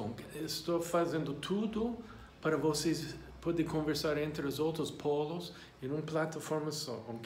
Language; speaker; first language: Portuguese; non-native, fluent; English